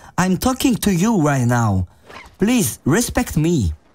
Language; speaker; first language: English; non-native, learner; French